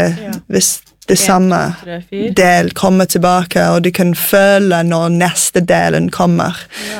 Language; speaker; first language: Norwegian; non-native, fluent; English